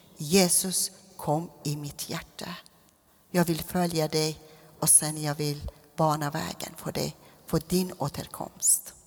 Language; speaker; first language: Swedish; non-native, fluent; Persian